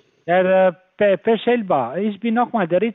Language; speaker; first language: German; non-native, fluent; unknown